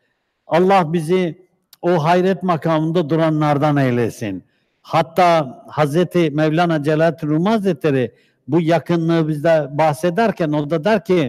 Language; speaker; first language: Turkish; native; Turkish